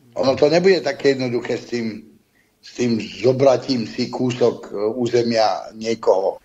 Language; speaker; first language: Slovak; native; Slovak